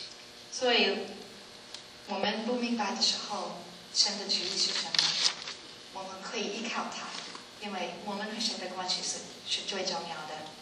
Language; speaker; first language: Chinese; non-native, learner; English